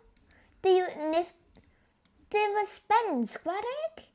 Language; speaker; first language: Danish; early bilingual, other home language; Spanish